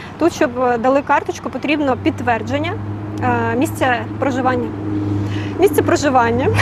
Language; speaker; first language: Ukrainian; native; Ukrainian